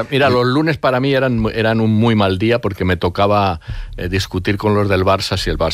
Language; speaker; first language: Spanish; native; Spanish